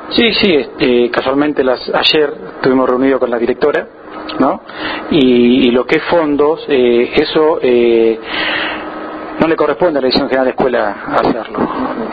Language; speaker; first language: Spanish; native; Spanish